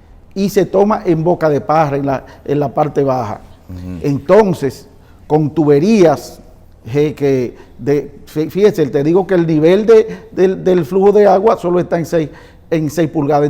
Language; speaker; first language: Spanish; native; Spanish